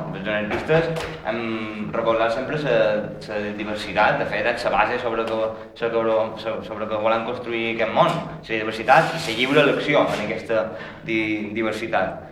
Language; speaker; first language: Catalan; native; Catalan